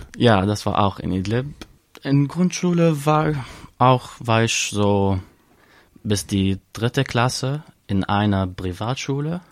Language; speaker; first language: German; non-native, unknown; Arabic